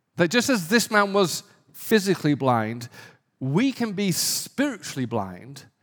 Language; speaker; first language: English; native; English